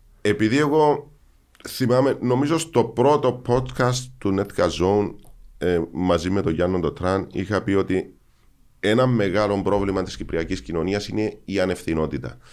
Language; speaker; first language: Greek; native; Greek